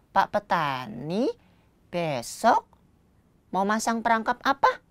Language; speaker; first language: Indonesian; native; Indonesian